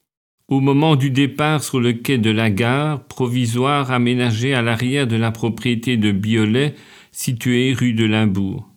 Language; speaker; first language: French; native; French